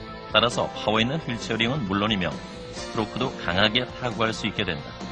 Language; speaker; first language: Korean; native; Korean